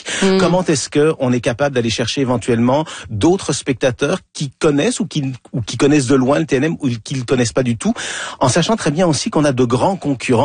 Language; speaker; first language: French; native; French